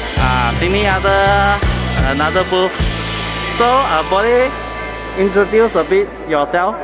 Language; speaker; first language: English; non-native, local second language; Chinese